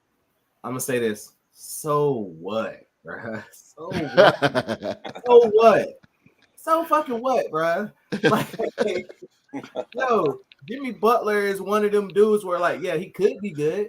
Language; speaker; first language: English; native; English